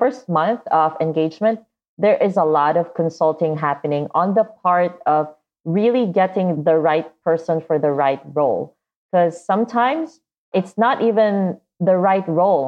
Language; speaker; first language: English; non-native, local second language; Cebuano